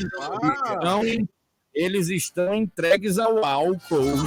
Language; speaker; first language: Portuguese; native; Portuguese